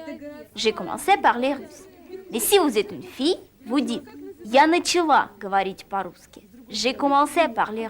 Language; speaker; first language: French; non-native, fluent; Russian